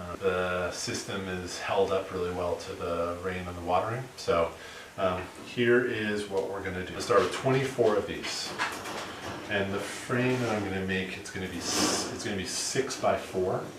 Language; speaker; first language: English; native; English